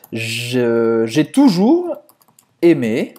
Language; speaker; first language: French; native; French